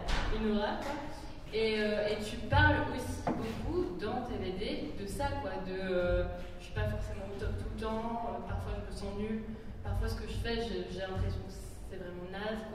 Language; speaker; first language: French; native; French